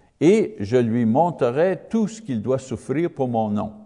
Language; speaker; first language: French; non-native, learner; English